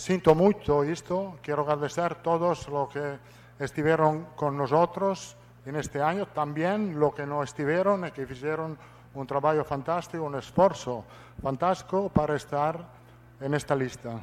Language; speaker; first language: Portuguese; non-native, fluent; Italian